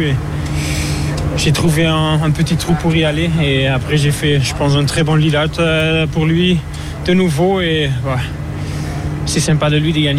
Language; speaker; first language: French; non-native, fluent; Dutch